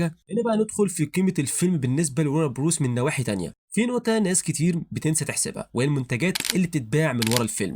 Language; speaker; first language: Arabic; native; Arabic